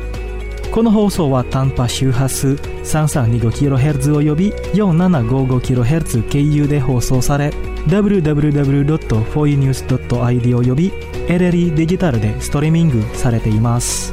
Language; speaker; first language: Japanese; non-native, fluent; Indonesian